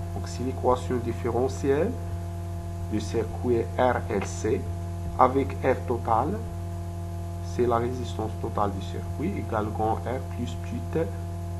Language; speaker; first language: French; non-native, local second language; Arabic